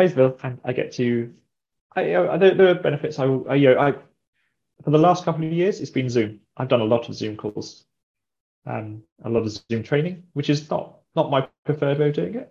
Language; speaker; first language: English; native; English